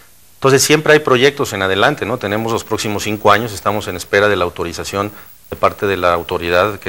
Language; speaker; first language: Spanish; native; Spanish